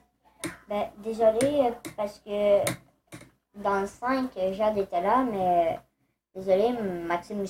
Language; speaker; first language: French; native; French